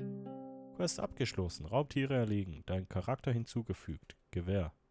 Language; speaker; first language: German; native; German